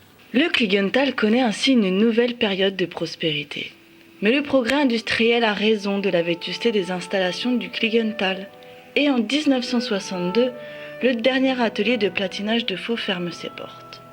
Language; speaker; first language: French; native; French